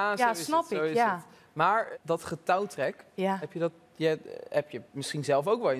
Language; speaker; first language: Dutch; native; Dutch